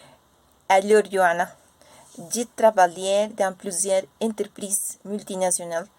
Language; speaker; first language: French; non-native, learner; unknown